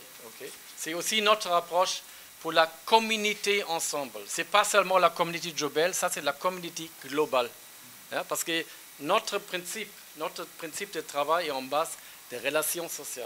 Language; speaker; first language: French; non-native, learner; German